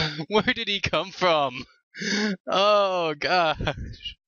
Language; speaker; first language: English; native; English